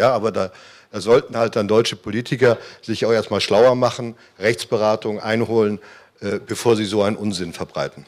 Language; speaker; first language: German; native; German